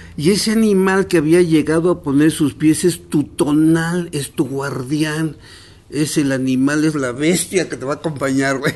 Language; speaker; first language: Spanish; non-native, local second language; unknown